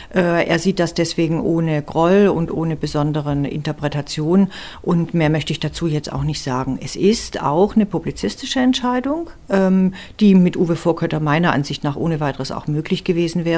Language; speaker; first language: German; native; German